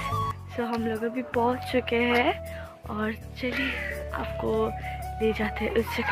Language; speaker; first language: Hindi; non-native, local second language; Assamese